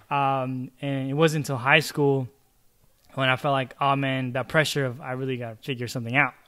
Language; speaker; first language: English; early bilingual, other home language; Chavacano